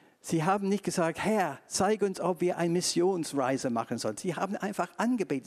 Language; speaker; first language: German; non-native, fluent; English